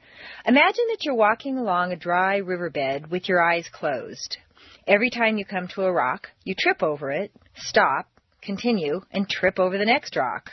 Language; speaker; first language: English; native; English